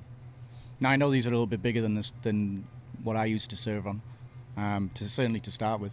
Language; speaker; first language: English; native; English